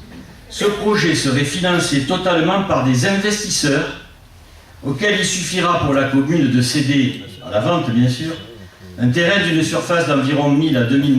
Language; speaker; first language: French; native; French